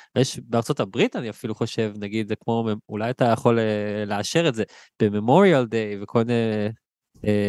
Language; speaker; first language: Hebrew; native; Hebrew